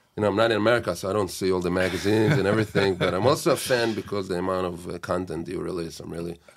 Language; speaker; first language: English; non-native, fluent; Hebrew